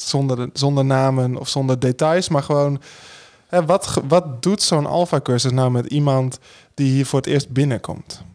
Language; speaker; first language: Dutch; native; Dutch